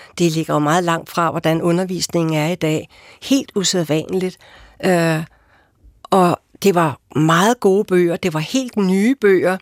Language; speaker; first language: Danish; native; Danish